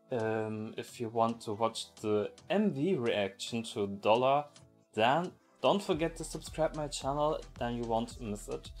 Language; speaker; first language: English; non-native, fluent; German